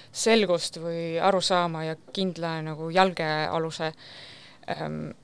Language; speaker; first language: Estonian; non-native, local second language; Russian